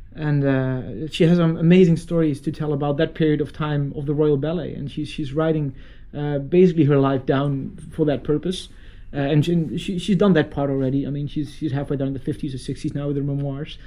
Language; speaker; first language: English; non-native, fluent; Dutch